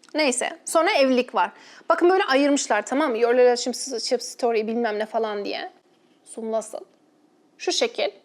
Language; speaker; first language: Turkish; native; Turkish